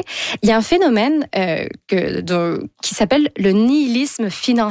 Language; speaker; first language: French; native; French